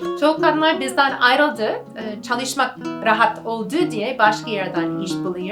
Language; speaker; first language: Turkish; non-native, learner; English